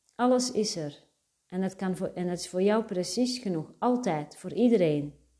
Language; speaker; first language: Dutch; native; Dutch